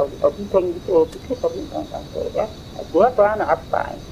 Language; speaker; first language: Danish; native; Danish